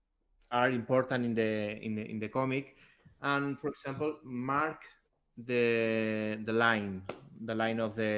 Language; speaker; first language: English; non-native, learner; Spanish